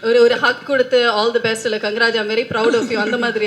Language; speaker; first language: Tamil; native; Tamil